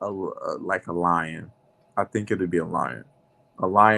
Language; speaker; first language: English; native; English